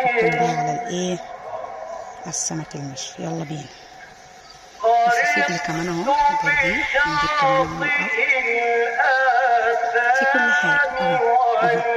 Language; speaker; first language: Arabic; native; Arabic